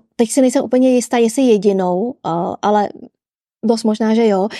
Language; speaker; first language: Czech; early bilingual, other home language; Vietnamese